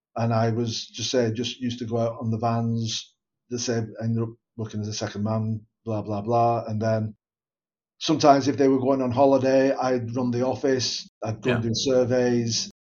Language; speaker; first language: English; native; English